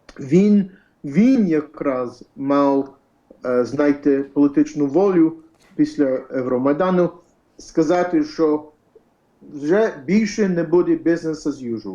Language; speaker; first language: Ukrainian; early bilingual, heritage; Ukrainian